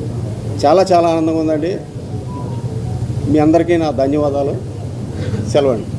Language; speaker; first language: Telugu; native; Telugu